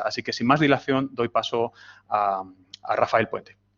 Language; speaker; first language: Spanish; native; Spanish